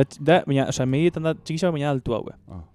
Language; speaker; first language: Basque; native; Basque